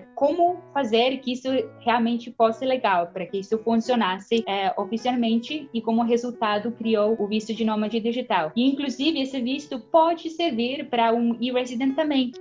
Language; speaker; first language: Portuguese; non-native, fluent; Estonian